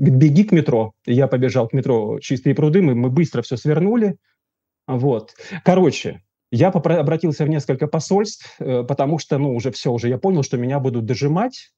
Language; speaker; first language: Russian; native; Russian